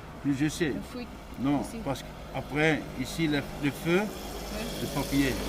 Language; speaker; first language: French; non-native, learner; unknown